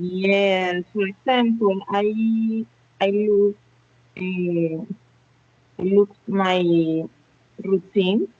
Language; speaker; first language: English; non-native, learner; Spanish